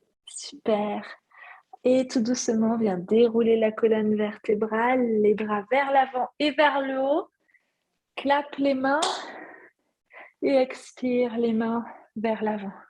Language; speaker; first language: French; native; French